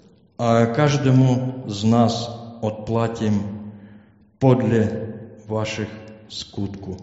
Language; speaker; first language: Czech; non-native, learner; Ukrainian